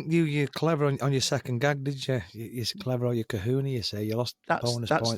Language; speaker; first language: English; native; English